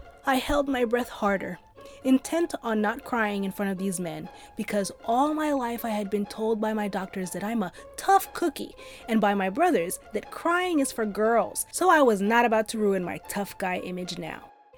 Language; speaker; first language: English; early bilingual, other home language; Arabic